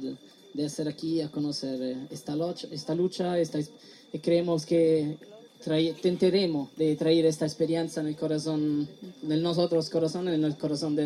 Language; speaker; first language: Spanish; non-native, learner; Italian